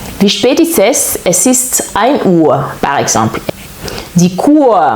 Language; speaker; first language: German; non-native, fluent; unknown